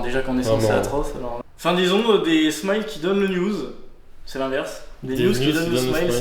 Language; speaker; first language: French; native; French